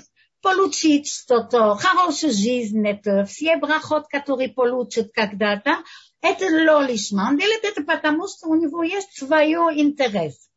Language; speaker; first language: Russian; non-native, learner; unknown